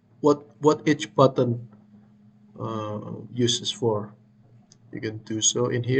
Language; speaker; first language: English; non-native, fluent; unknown